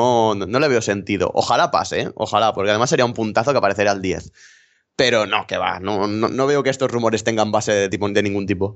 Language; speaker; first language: Spanish; native; Spanish